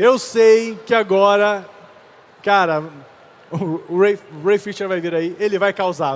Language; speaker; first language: Portuguese; native; Portuguese